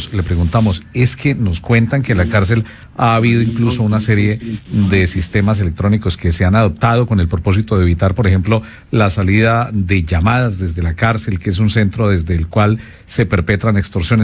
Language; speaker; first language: Spanish; native; Spanish